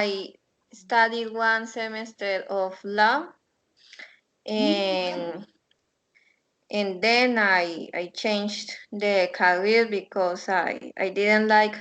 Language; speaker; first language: English; non-native, learner; Spanish